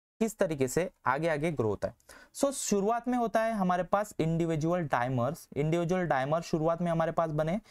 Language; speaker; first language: Hindi; non-native, local second language; Marathi